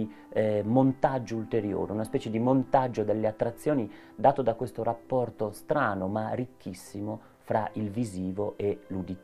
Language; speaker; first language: Italian; native; Italian